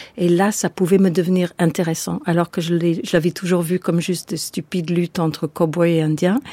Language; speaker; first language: French; non-native, fluent; English